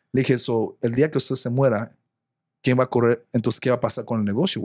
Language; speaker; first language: Spanish; early bilingual, other home language; English